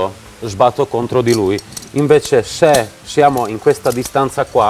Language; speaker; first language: Italian; non-native, fluent; Czech